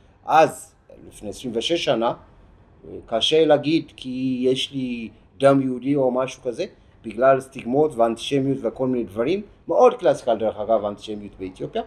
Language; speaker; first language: Hebrew; non-native, fluent; Amharic